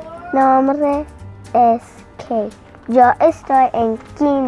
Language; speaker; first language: Spanish; non-native, learner; English